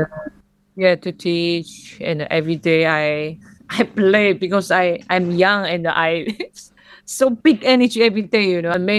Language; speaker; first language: English; non-native, learner; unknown